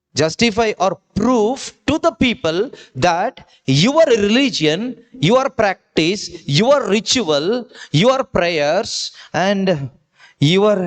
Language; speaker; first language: English; non-native, local second language; Kannada